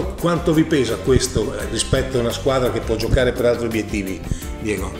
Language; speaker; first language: Italian; native; Italian